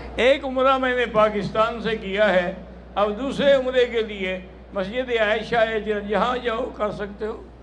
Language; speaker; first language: Urdu; native; Urdu